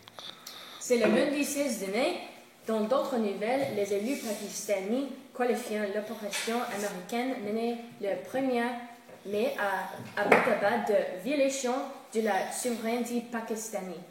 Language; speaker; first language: French; non-native, learner; English